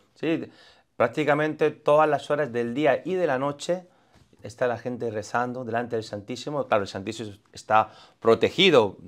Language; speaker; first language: Spanish; native; Spanish